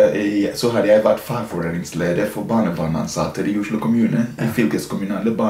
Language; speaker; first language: Norwegian; non-native, fluent; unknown